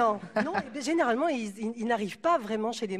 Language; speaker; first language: French; native; French